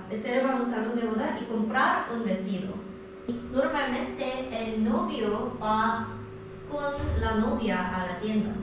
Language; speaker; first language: Spanish; non-native, learner; Korean